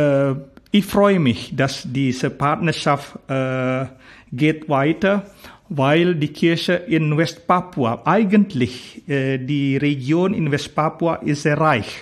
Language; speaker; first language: German; non-native, fluent; Indonesian